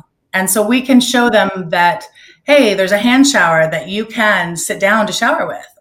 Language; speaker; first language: English; native; English